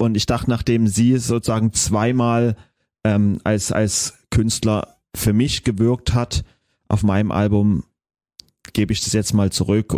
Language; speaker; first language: German; native; German